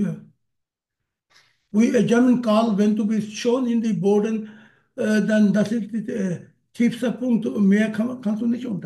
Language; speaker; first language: German; non-native, learner; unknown